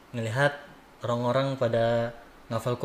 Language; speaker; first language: Indonesian; native; Indonesian